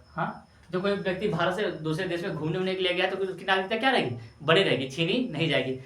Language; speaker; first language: Hindi; native; Hindi